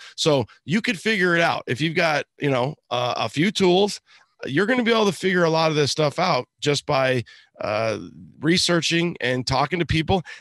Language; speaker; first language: English; native; English